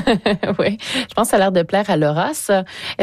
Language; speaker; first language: French; native; French